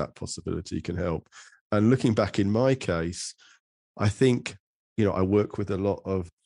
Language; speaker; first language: English; native; English